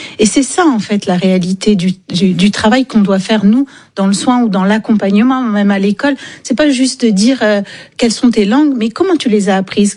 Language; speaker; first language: French; native; French